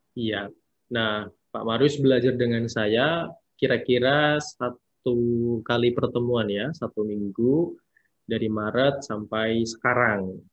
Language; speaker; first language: Indonesian; native; Indonesian